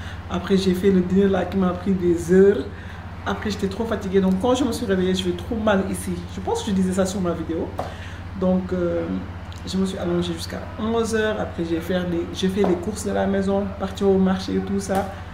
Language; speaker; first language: French; non-native, local second language; Wolof